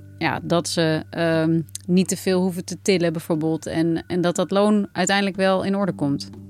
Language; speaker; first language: Dutch; native; Dutch